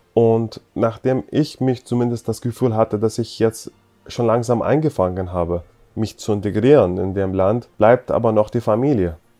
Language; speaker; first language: German; non-native, fluent; Arabic